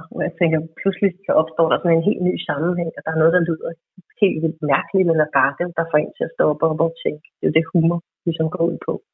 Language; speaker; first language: Danish; native; Danish